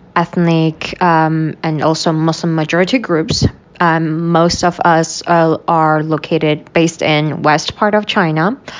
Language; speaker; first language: English; non-native, fluent; Uyghur